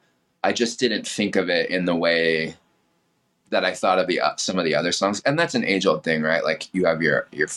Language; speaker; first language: English; native; English